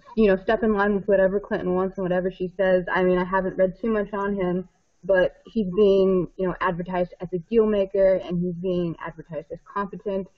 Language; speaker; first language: English; native; English